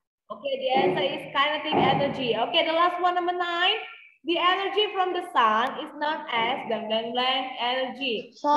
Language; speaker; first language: English; non-native, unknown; Indonesian